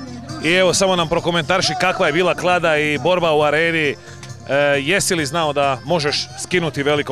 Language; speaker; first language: Serbian; native; Serbian